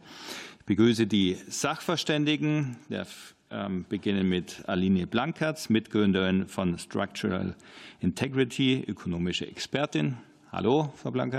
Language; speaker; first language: German; native; German